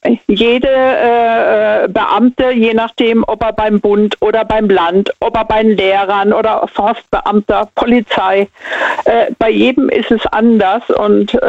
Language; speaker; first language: German; native; German